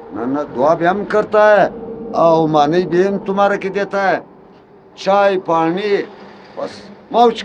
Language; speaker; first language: Hindi; non-native, learner; Pashto